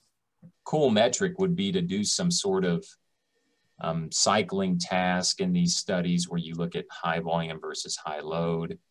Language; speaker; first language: English; native; English